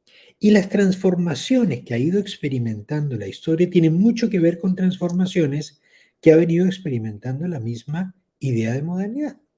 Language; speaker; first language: Spanish; native; Spanish